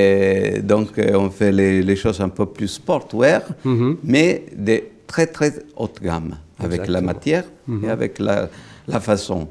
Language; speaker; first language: French; non-native, fluent; Italian